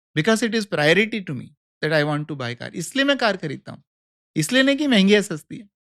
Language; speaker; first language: Hindi; native; Hindi